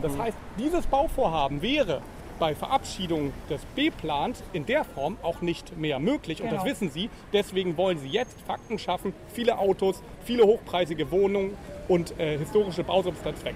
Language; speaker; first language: German; native; German